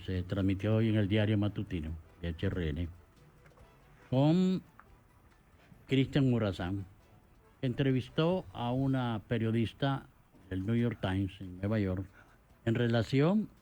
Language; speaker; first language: Spanish; native; Spanish